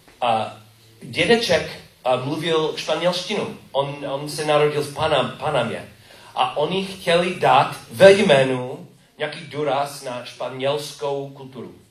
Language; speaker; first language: Czech; non-native, learner; English